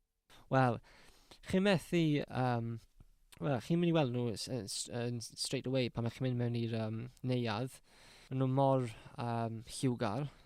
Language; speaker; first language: Welsh; non-native, local second language; English